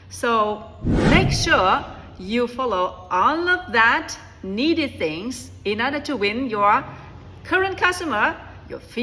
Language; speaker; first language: English; non-native, fluent; Vietnamese